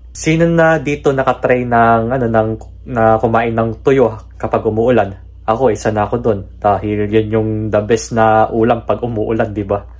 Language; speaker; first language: Filipino; native; Filipino